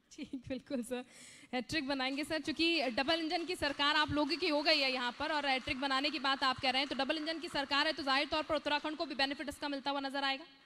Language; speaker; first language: Hindi; native; Hindi